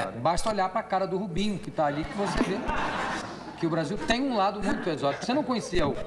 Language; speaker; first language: Portuguese; native; Portuguese